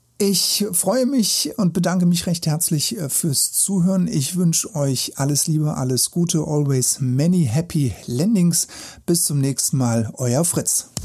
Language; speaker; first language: German; native; German